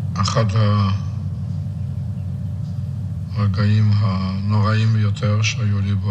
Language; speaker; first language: Hebrew; non-native, fluent; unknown